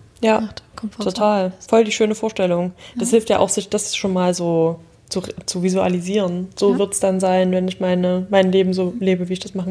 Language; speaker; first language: German; native; German